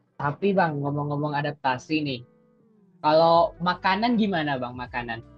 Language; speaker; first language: Indonesian; native; Indonesian